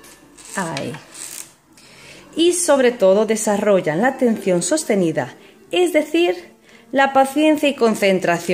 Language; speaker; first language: Spanish; native; Spanish